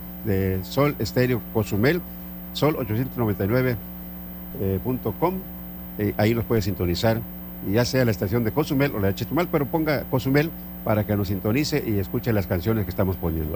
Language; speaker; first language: Spanish; native; Spanish